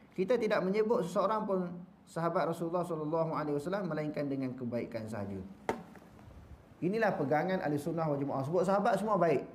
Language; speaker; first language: Malay; native; Malay